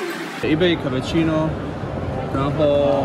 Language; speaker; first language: English; non-native, learner; Arabic